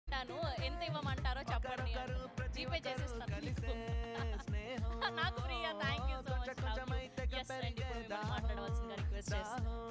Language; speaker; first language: Telugu; native; Telugu